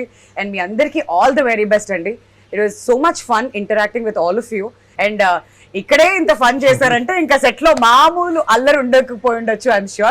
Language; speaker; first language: Telugu; native; Telugu